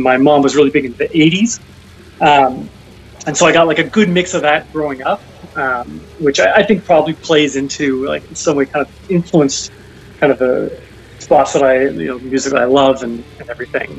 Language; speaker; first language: English; native; English